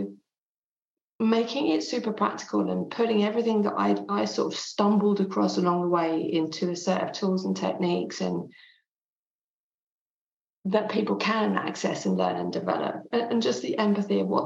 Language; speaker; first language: English; non-native, local second language; French